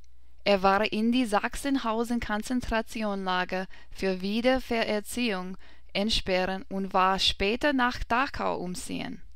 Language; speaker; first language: German; non-native, learner; English